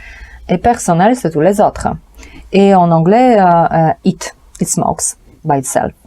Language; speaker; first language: French; non-native, fluent; Polish